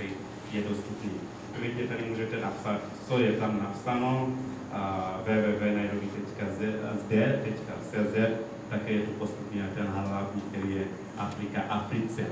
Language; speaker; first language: Czech; non-native, learner; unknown